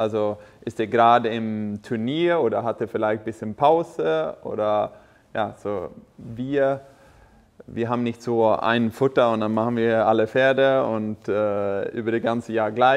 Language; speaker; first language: German; non-native, fluent; Swedish